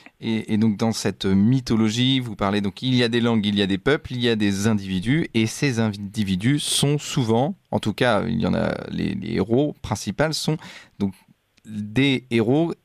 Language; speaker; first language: French; native; French